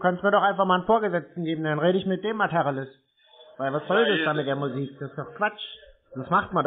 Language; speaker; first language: German; native; German